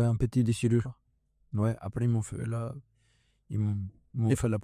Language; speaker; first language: French; non-native, fluent; Spanish